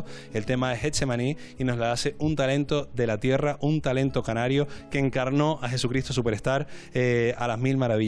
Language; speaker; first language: Spanish; native; Spanish